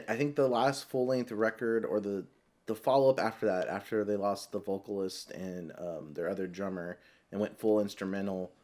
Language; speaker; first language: English; native; English